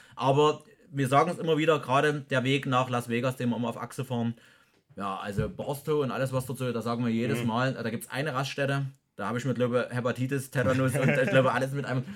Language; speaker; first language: German; native; German